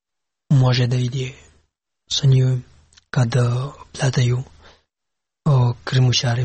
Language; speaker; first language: Serbian; non-native, learner; Pashto